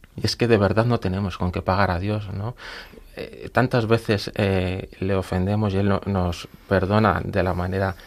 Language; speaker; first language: Spanish; native; Spanish